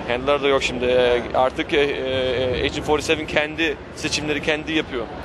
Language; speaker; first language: Turkish; early bilingual, heritage; Turkish